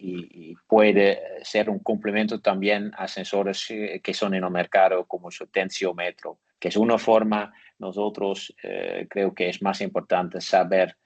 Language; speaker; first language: Spanish; non-native, learner; Dutch